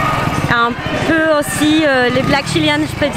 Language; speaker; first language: French; non-native, fluent; Spanish